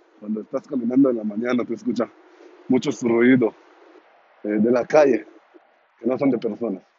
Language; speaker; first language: Spanish; non-native, learner; Hebrew